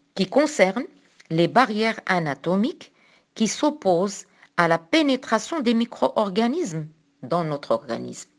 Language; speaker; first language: French; non-native, local second language; Arabic